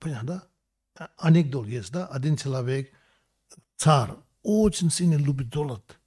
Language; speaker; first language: Russian; non-native, learner; Tibetan